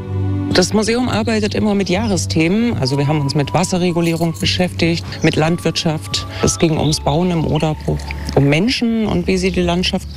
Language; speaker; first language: German; native; German